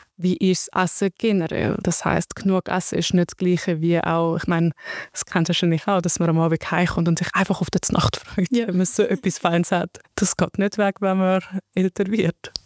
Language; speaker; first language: German; early bilingual, other home language; Arabic